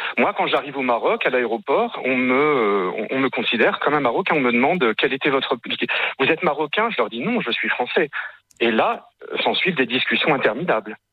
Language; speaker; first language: French; native; French